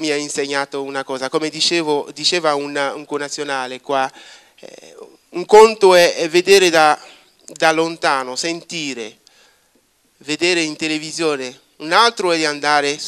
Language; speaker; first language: Italian; non-native, fluent; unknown